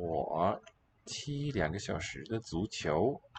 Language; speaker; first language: Chinese; non-native, learner; English